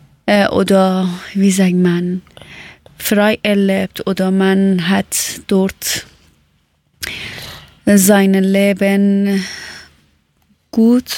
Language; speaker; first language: German; non-native, learner; Persian